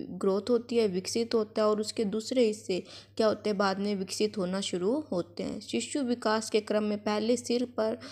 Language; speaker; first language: Hindi; native; Hindi